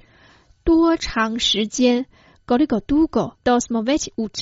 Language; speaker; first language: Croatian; non-native, fluent; Chinese